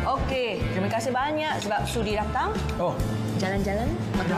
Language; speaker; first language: Malay; native; Malay